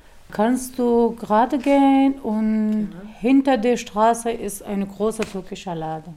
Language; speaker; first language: German; non-native, learner; Persian